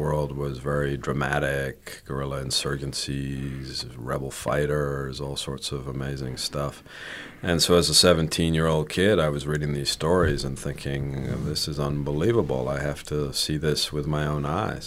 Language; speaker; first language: English; native; English